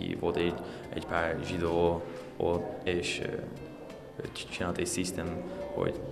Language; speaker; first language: Hungarian; early bilingual, heritage; Hungarian